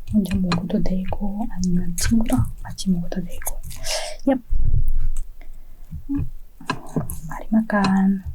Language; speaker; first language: Korean; non-native, fluent; Indonesian